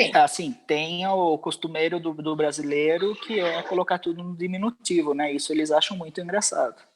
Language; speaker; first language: Portuguese; native; Portuguese